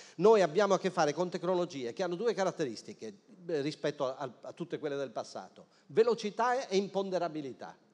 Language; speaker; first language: Italian; native; Italian